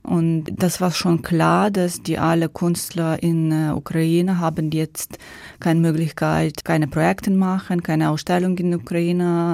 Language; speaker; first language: German; non-native, learner; Ukrainian